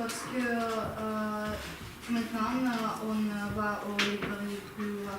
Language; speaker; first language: French; non-native, learner; Ukrainian